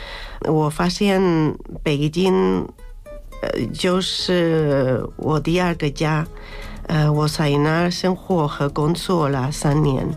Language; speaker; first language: Chinese; non-native, learner; Spanish